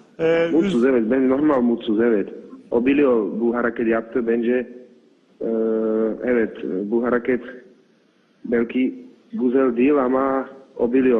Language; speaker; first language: Turkish; non-native, learner; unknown